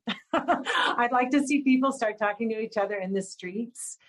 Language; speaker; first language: English; native; English